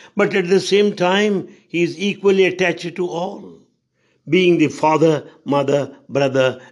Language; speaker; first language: English; non-native, local second language; Telugu